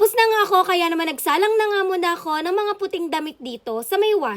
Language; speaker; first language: Filipino; native; Filipino